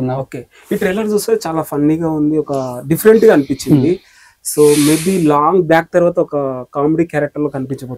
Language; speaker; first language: Telugu; native; Telugu